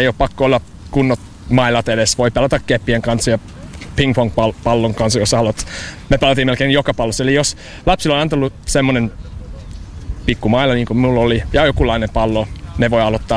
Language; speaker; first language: Finnish; non-native, fluent; English